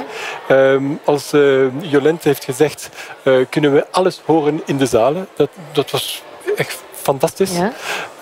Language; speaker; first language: Dutch; non-native, fluent; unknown